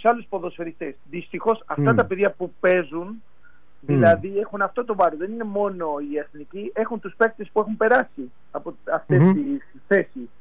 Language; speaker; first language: Greek; non-native, fluent; Spanish